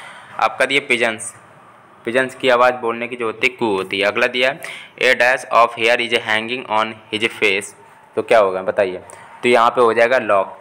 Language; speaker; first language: Hindi; native; Hindi